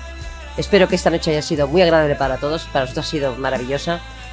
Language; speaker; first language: Spanish; native; Spanish